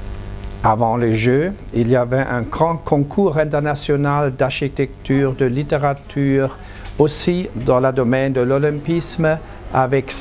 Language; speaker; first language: French; non-native, fluent; German